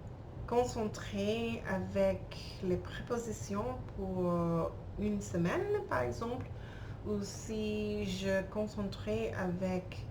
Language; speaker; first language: French; non-native, learner; English